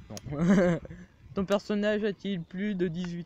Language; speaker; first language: French; native; French